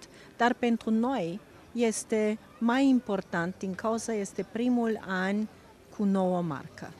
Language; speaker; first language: Romanian; non-native, fluent; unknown